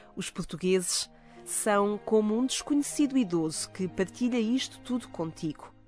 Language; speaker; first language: Portuguese; native; Portuguese